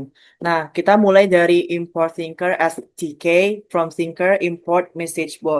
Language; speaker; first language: Indonesian; native; Indonesian